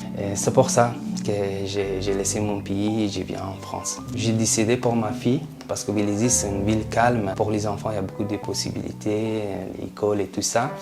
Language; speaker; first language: French; non-native, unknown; Persian